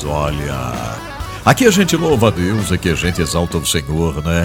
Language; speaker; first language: Portuguese; native; Portuguese